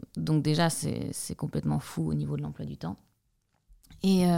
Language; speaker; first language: French; native; French